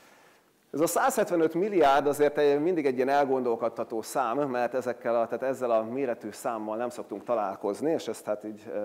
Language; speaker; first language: Hungarian; native; Hungarian